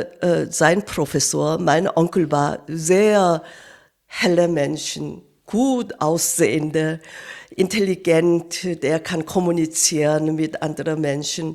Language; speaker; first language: German; non-native, fluent; Korean